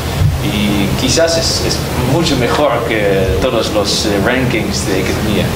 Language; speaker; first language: Spanish; non-native, learner; Dutch